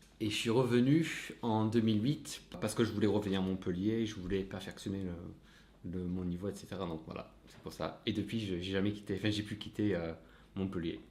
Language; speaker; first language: French; non-native, fluent; English